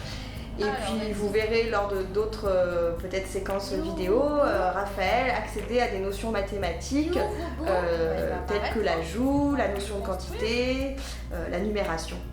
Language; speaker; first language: French; native; French